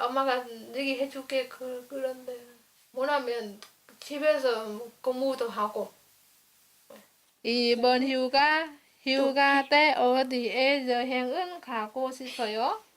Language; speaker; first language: Korean; non-native, learner; Vietnamese